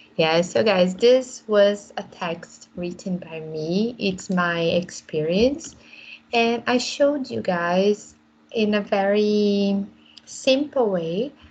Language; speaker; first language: English; non-native, fluent; Portuguese